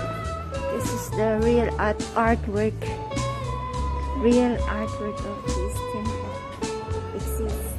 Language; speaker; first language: English; non-native, local second language; Filipino